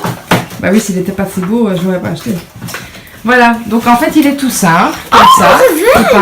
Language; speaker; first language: French; native; French